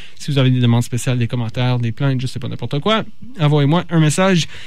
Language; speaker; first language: French; native; French